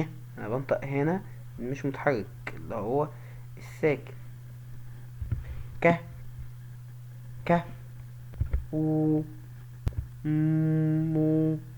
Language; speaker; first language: Arabic; native; Arabic